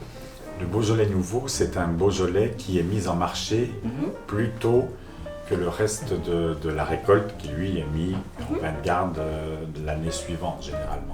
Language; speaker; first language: French; native; French